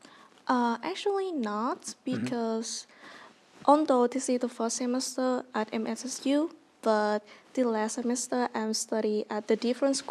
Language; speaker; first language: English; non-native, learner; Vietnamese